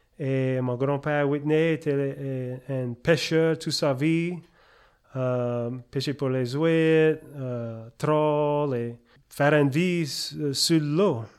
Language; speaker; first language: French; early bilingual, heritage; French